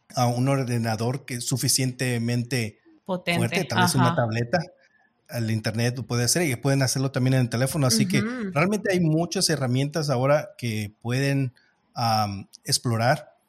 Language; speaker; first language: Spanish; early bilingual, heritage; Spanish